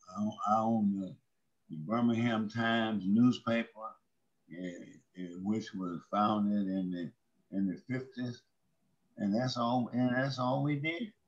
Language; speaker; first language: English; native; English